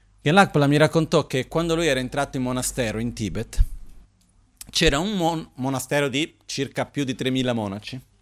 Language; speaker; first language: Italian; non-native, fluent; Portuguese